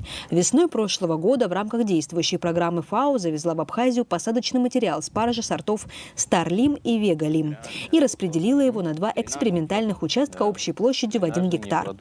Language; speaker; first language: Russian; native; Russian